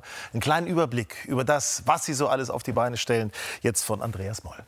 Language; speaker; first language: German; native; German